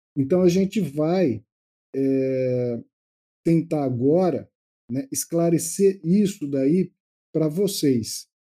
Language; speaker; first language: Portuguese; native; Portuguese